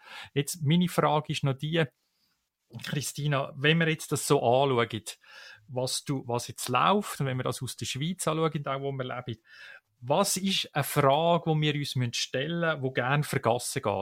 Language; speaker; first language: German; native; German